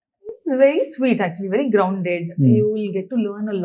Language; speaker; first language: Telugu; non-native, local second language; Tulu